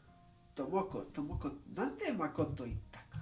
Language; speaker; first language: Japanese; non-native, learner; English